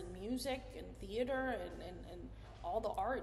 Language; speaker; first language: English; non-native, fluent; Spanish